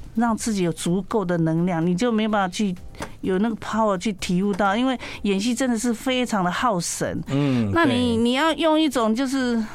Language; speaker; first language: Chinese; non-native, local second language; Min Nan Chinese